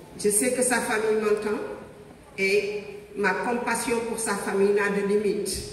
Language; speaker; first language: French; non-native, local second language; Wolof